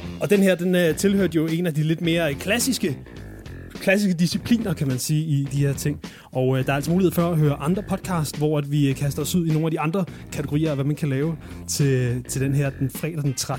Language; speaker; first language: Danish; native; Danish